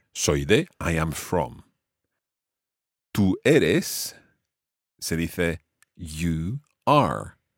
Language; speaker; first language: Spanish; non-native, fluent; English